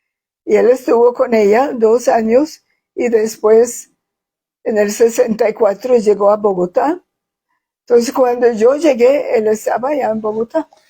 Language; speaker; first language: Spanish; non-native, fluent; Swedish